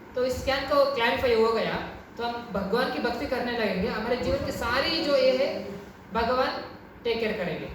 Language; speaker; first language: Hindi; non-native, local second language; Kannada